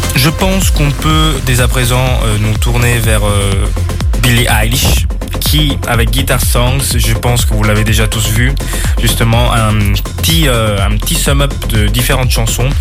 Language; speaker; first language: French; non-native, fluent; Portuguese